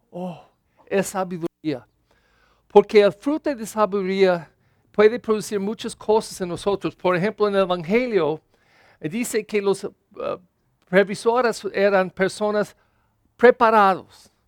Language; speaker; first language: Spanish; non-native, learner; English